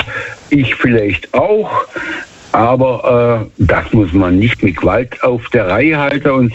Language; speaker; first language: German; native; German